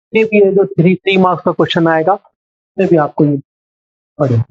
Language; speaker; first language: Hindi; non-native, local second language; Telugu